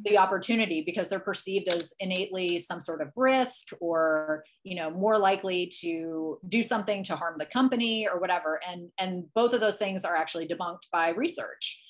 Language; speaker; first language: English; native; English